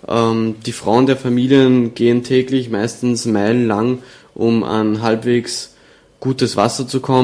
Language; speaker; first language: German; native; German